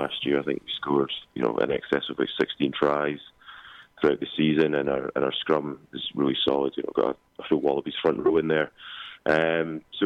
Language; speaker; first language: English; native; English